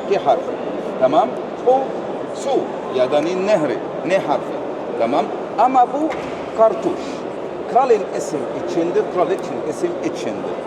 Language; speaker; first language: Turkish; non-native, learner; Arabic